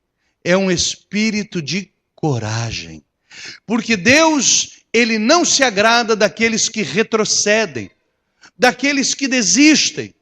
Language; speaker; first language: Portuguese; native; Portuguese